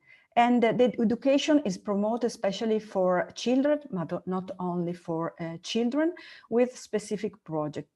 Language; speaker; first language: English; non-native, learner; Italian